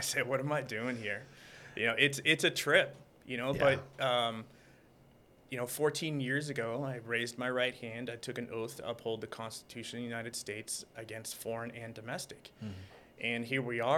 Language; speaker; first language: English; native; English